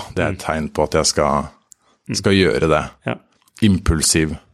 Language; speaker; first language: Norwegian; native; Norwegian